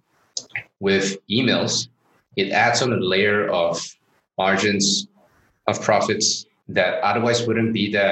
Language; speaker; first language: English; non-native, local second language; Chinese